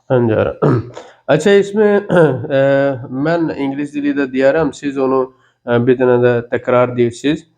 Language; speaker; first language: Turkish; non-native, learner; Urdu